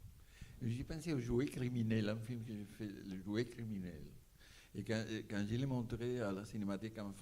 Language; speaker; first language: French; non-native, fluent; Spanish